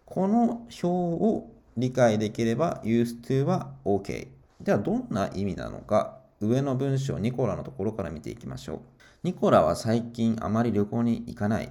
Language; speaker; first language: Japanese; native; Japanese